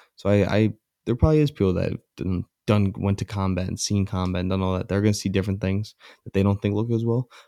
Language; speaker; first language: English; native; English